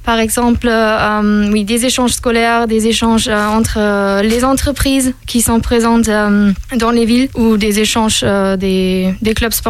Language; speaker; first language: French; non-native, fluent; German